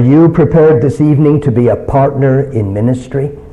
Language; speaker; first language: English; early bilingual, other home language; Chinese